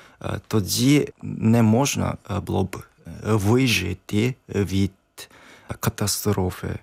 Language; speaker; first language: Ukrainian; non-native, learner; Japanese